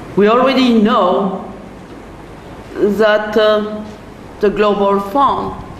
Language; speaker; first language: English; non-native, fluent; French